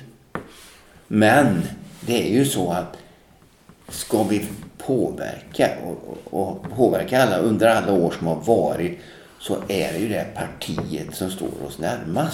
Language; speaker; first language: Swedish; native; Swedish